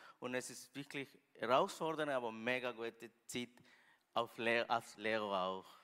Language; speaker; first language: German; non-native, learner; Spanish